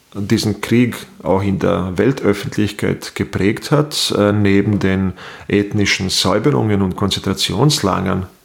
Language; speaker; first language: German; non-native, fluent; Bosnian